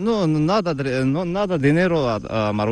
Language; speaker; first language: Spanish; non-native, learner; Arabic